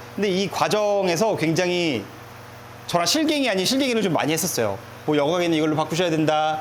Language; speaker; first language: Korean; native; Korean